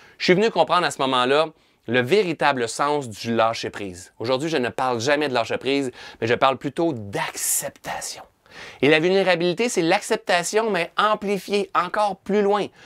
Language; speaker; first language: French; native; French